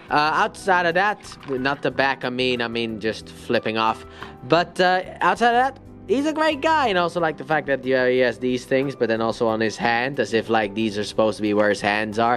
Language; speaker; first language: English; native; English